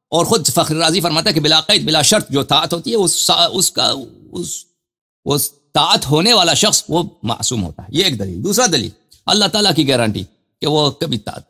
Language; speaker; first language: Urdu; non-native, fluent; Persian